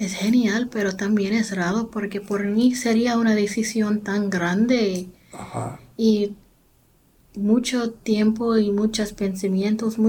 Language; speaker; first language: Spanish; non-native, learner; English